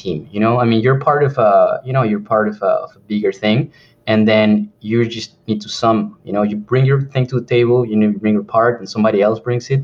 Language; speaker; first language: English; non-native, fluent; Spanish